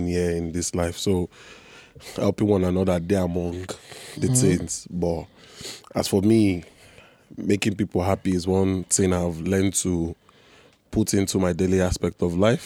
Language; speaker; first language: English; non-native, local second language; Igbo